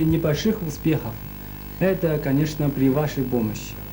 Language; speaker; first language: Russian; non-native, fluent; Chinese